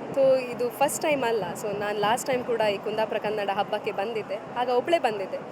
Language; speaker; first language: Kannada; native; Kannada